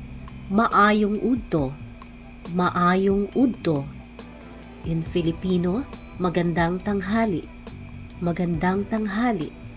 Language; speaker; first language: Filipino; non-native, local second language; Cebuano